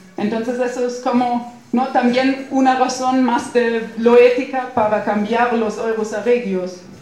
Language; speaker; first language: Spanish; non-native, fluent; German